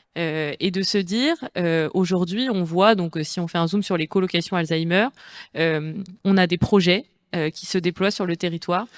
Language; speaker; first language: French; native; French